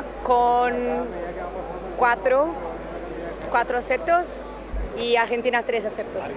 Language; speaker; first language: Spanish; non-native, learner; Portuguese